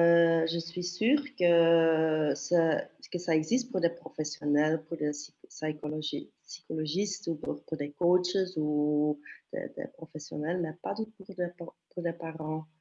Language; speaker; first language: French; non-native, local second language; Dutch